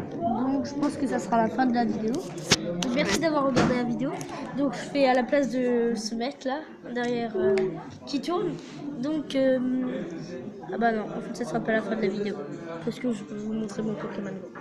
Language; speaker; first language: French; native; French